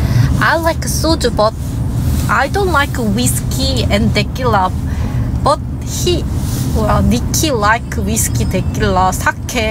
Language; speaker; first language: English; non-native, learner; Korean